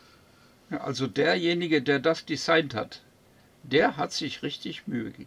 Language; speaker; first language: German; native; German